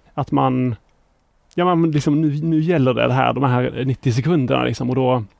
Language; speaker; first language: Swedish; native; Swedish